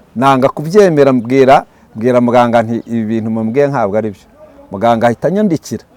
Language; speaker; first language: Kinyarwanda; early bilingual, heritage; Kinyarwanda